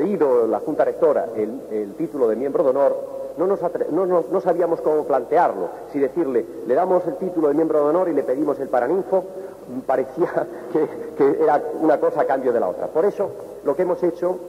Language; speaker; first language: Spanish; native; Spanish